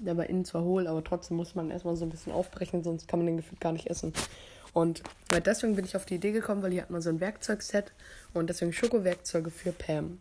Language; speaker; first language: German; native; German